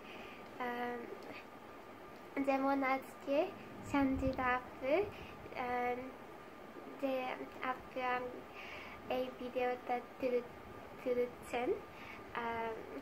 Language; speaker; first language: Bangla; non-native, fluent; Japanese